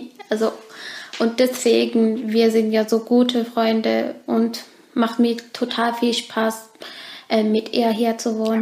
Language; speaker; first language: German; non-native, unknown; Turkish